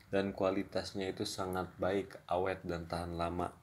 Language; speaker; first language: Indonesian; non-native, local second language; Sundanese